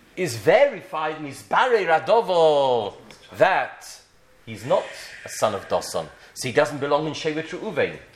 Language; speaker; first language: English; native; English